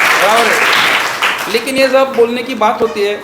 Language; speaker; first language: Hindi; non-native, local second language; Marathi